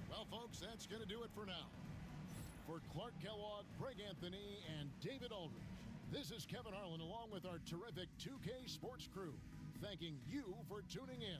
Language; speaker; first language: English; native; English